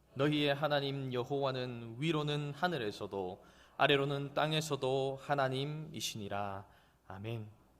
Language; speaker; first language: Korean; native; Korean